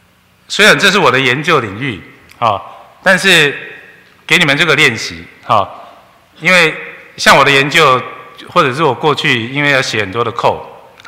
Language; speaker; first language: Chinese; native; Chinese